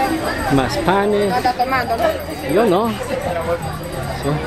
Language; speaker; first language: Spanish; non-native, learner; English